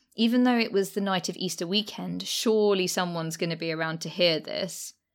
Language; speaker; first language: English; native; English